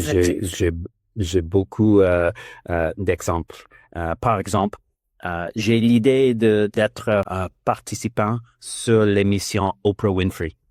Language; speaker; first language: French; non-native, learner; English